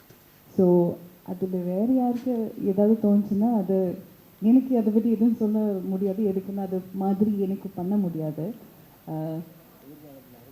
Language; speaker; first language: Tamil; early bilingual, heritage; Tamil